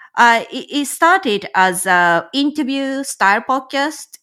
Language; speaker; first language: English; non-native, fluent; Japanese